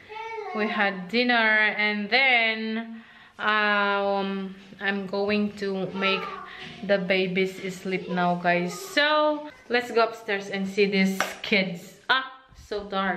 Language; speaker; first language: English; non-native, local second language; Filipino